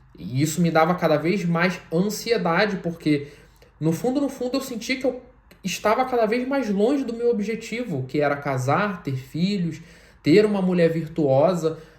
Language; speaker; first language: Portuguese; native; Portuguese